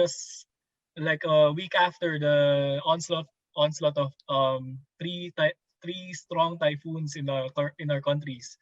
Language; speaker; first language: English; non-native, local second language; Filipino